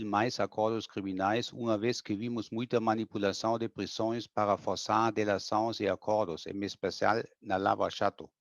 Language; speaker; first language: Portuguese; non-native, fluent; German